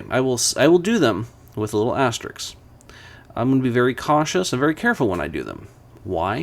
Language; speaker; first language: English; native; English